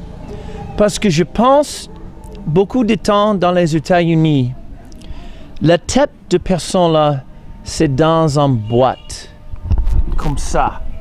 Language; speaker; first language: French; non-native, learner; English